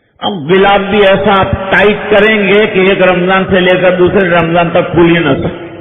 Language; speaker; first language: Urdu; non-native, local second language; Gujarati